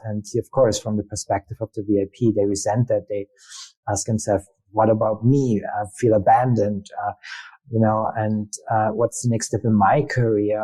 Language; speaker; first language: English; non-native, fluent; German